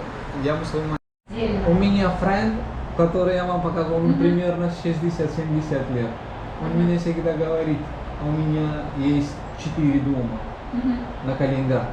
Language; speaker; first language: Russian; non-native, learner; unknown